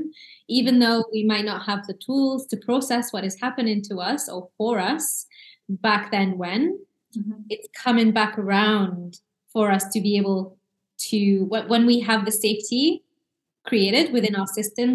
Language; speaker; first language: English; early bilingual, other home language; Arabic